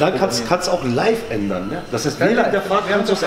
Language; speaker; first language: German; native; German